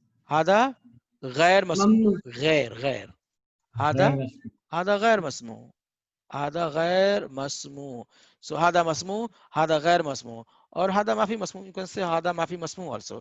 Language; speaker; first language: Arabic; non-native, fluent; Hindi